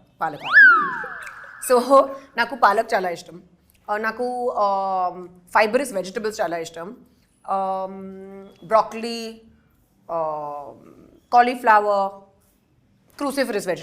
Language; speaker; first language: Telugu; non-native, learner; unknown